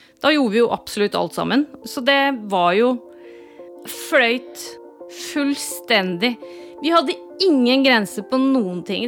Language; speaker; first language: Norwegian; native; Norwegian